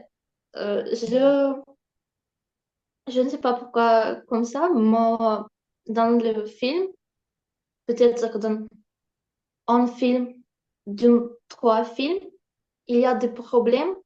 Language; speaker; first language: French; non-native, learner; Ukrainian